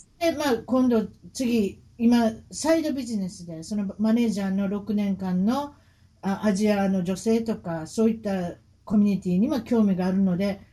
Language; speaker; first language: Japanese; native; Japanese